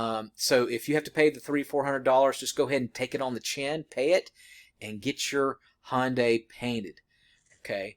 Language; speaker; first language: English; native; English